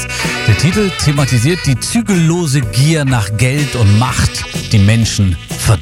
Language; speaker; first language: German; native; German